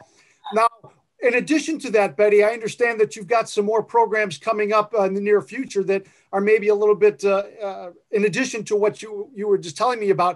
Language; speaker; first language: English; native; English